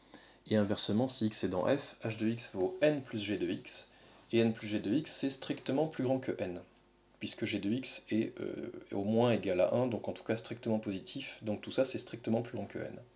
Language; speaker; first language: French; native; French